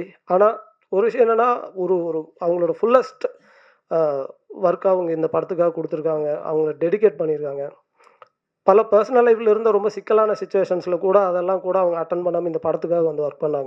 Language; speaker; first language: Tamil; native; Tamil